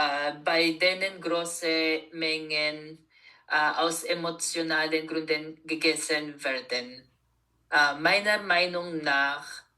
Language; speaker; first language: German; non-native, learner; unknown